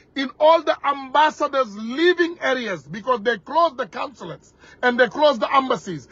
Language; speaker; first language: English; non-native, fluent; Wolof